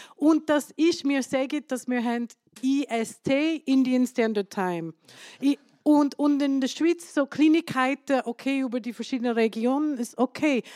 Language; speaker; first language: German; non-native, fluent; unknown